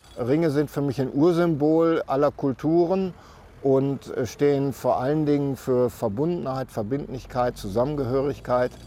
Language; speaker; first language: German; native; German